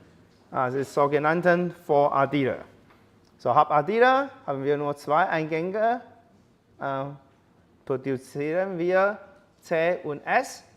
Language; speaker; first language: German; non-native, learner; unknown